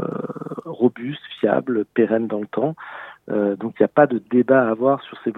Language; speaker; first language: French; native; French